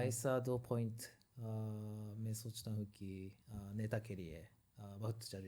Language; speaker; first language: Hindi; non-native, learner; Japanese